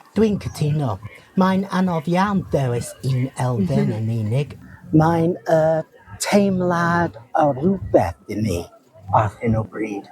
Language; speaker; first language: Welsh; non-native, learner; English